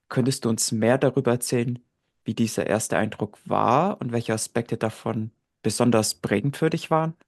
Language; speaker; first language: German; native; German